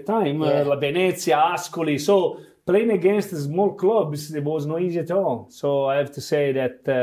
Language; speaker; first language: English; non-native, fluent; Italian